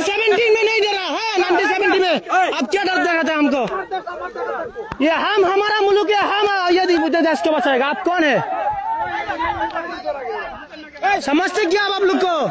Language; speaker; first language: Hindi; non-native, learner; Bangla